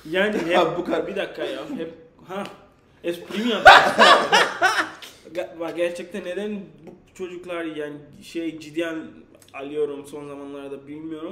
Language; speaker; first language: Turkish; non-native, learner; English